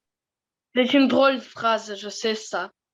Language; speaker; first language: French; non-native, learner; Russian